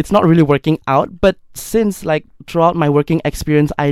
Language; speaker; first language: English; non-native, local second language; Malay